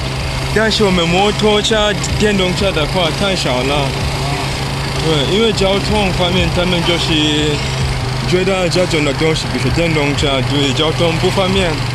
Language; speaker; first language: Chinese; non-native, fluent; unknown